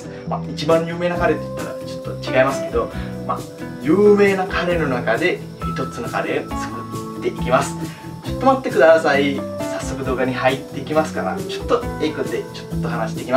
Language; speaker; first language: Japanese; non-native, fluent; Sinhala